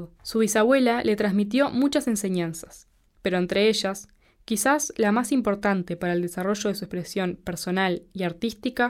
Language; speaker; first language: Spanish; native; Spanish